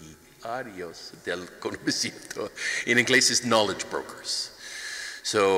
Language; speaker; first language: Spanish; non-native, learner; English